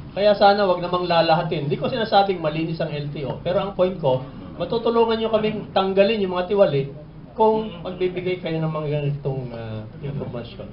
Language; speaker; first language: Filipino; native; Filipino